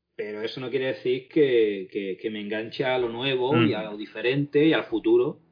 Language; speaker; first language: Spanish; native; Spanish